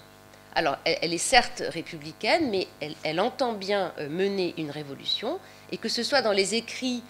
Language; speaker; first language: French; native; French